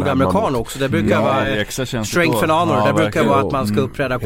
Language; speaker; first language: Swedish; native; Swedish